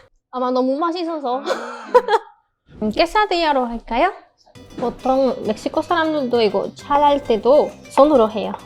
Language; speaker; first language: Korean; non-native, fluent; Spanish